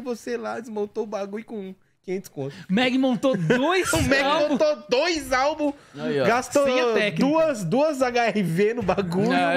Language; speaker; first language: Portuguese; native; Portuguese